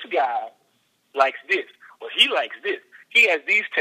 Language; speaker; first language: English; native; English